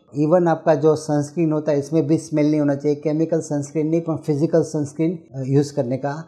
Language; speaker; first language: Hindi; non-native, local second language; Gujarati